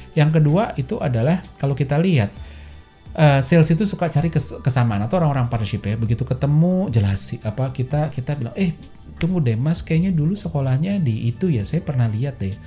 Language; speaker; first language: Indonesian; native; Indonesian